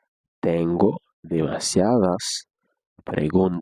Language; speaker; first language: Spanish; non-native, learner; Haitian Creole